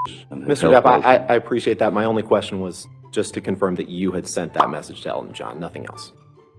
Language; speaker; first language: English; native; English